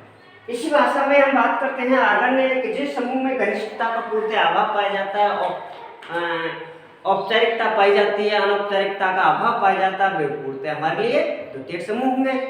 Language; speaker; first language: Hindi; native; Hindi